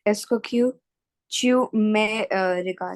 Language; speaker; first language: French; non-native, learner; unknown